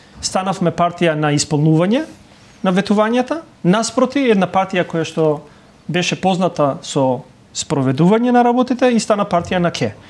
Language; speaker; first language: Macedonian; non-native, local second language; Albanian